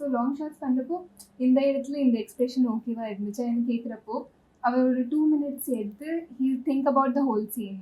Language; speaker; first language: Tamil; non-native, local second language; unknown